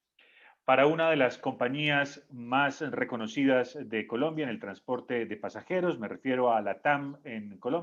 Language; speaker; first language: Spanish; native; Spanish